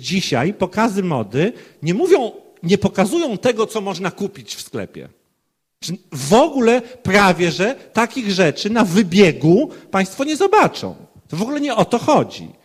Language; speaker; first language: Polish; native; Polish